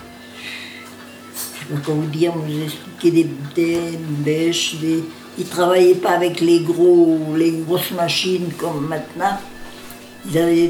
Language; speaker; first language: French; native; French